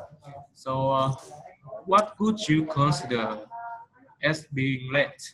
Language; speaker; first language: English; non-native, fluent; Vietnamese